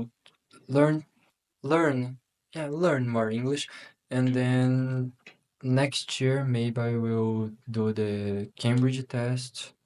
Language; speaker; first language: English; non-native, learner; Portuguese